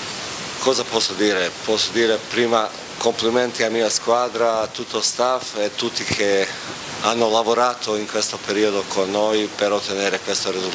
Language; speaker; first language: Italian; non-native, fluent; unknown